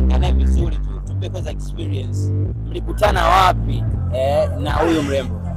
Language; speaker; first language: Swahili; native; Swahili